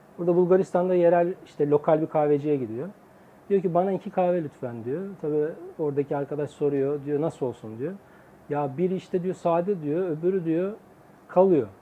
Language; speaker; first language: Turkish; native; Turkish